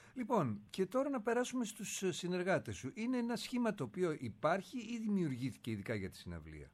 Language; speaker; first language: Greek; native; Greek